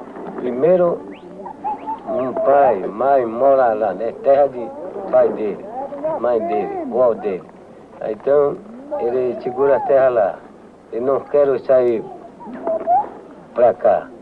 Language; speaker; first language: Portuguese; non-native, local second language; Kayapó